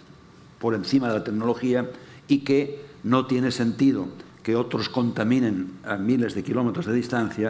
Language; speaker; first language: Spanish; native; Spanish